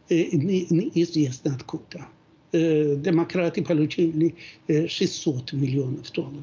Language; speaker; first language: Russian; non-native, fluent; Swedish